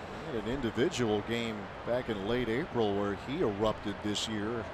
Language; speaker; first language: English; native; English